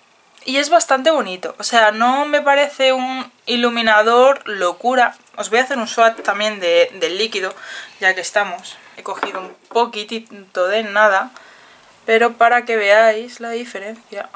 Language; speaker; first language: Spanish; native; Spanish